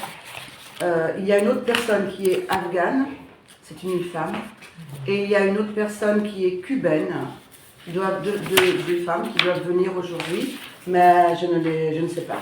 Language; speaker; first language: French; native; French